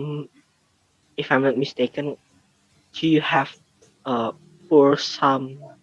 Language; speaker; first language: English; non-native, learner; Indonesian